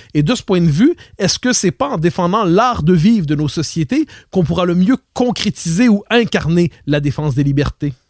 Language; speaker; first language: French; native; French